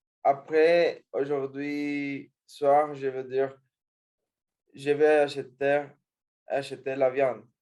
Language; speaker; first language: French; non-native, learner; Spanish